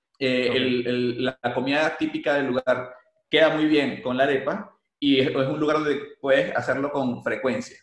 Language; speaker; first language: Spanish; native; Spanish